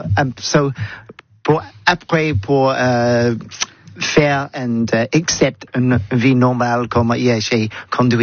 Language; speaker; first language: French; non-native, learner; English